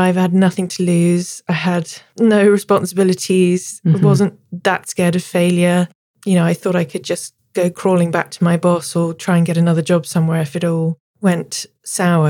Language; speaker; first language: English; native; English